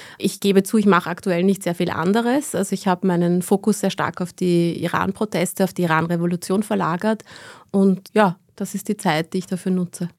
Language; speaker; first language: German; early bilingual, other home language; Persian